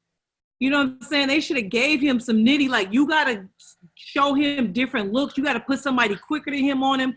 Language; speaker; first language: English; native; English